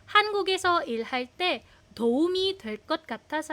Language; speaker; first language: Korean; non-native, fluent; Filipino